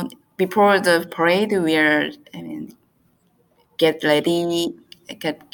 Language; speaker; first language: English; non-native, learner; Korean